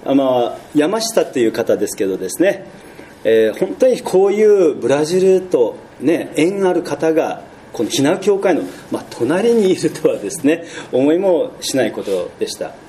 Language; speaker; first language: Japanese; early bilingual, heritage; Japanese